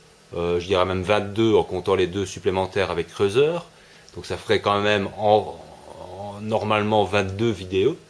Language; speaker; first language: French; native; French